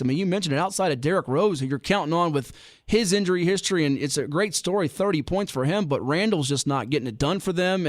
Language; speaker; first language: English; native; English